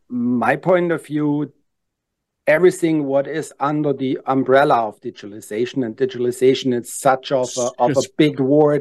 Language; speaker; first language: English; non-native, fluent; German